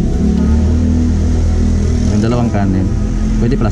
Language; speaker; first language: Filipino; non-native, local second language; Cebuano